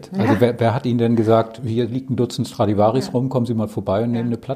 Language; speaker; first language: German; native; German